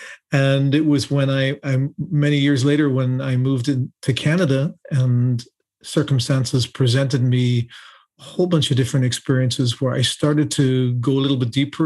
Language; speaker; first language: English; native; English